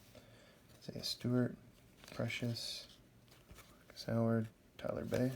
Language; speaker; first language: English; native; English